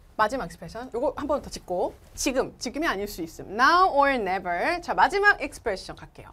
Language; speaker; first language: Korean; native; Korean